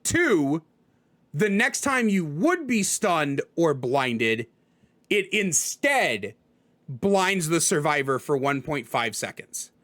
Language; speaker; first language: English; native; English